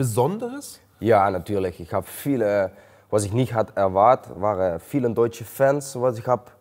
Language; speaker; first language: German; non-native, learner; Dutch